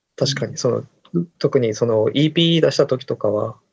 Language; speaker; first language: Japanese; non-native, fluent; Korean